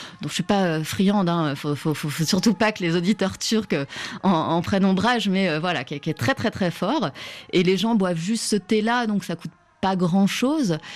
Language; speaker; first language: French; native; French